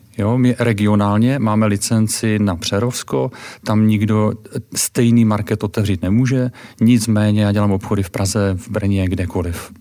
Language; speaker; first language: Czech; native; Czech